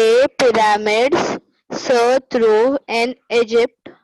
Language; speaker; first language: French; non-native, learner; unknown